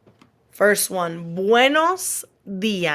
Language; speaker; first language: Spanish; non-native, fluent; English